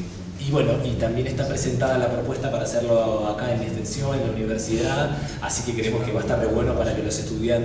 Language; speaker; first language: Spanish; native; Spanish